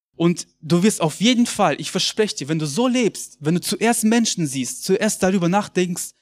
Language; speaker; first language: German; early bilingual, other home language; Russian